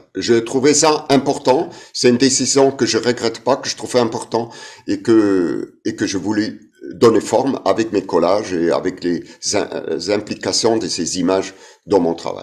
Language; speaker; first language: French; non-native, fluent; German